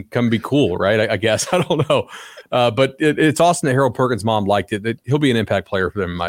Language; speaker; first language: English; native; English